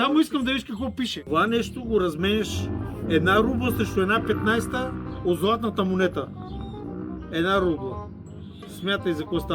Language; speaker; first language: Bulgarian; native; Bulgarian